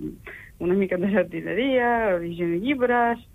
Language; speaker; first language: Catalan; non-native, fluent; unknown